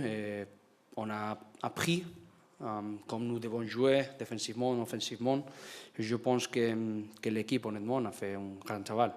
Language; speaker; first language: French; non-native, learner; Spanish